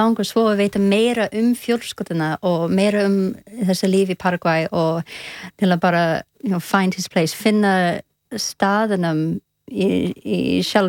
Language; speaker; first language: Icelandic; non-native, learner; English